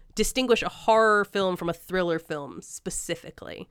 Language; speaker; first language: English; native; English